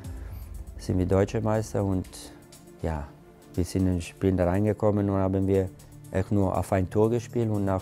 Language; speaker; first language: German; non-native, fluent; Italian